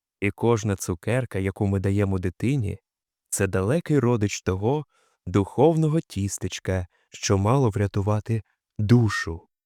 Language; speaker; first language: Ukrainian; native; Ukrainian